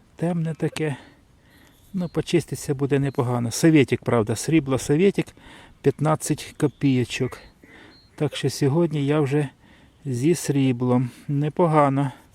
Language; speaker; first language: Ukrainian; native; Ukrainian